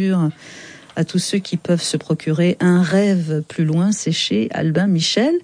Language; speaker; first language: French; native; French